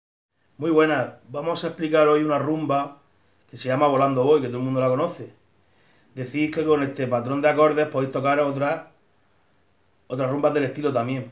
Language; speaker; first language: Spanish; native; Spanish